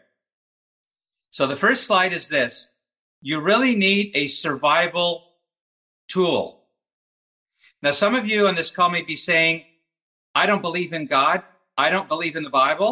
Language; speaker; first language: English; native; English